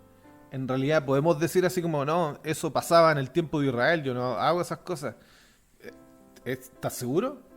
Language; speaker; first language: Spanish; native; Spanish